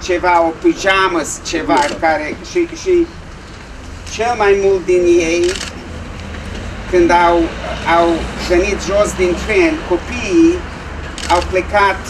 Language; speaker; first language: Romanian; non-native, local second language; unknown